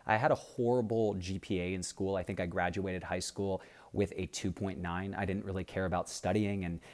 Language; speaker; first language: English; native; English